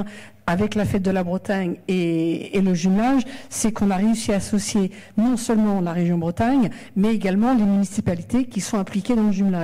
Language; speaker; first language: French; native; French